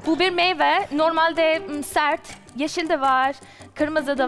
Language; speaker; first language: Turkish; early bilingual, heritage; Turkish